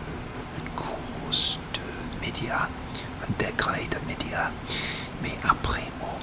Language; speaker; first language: French; non-native, learner; English